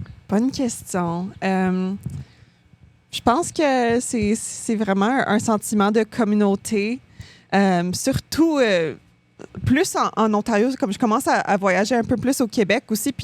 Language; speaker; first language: French; native; French